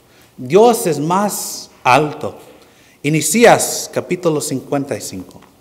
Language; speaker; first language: Spanish; non-native, fluent; English